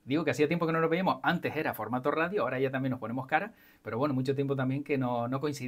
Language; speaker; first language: Spanish; native; Spanish